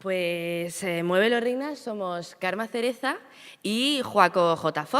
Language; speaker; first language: Spanish; native; Spanish